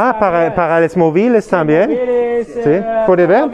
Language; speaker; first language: Spanish; non-native, learner; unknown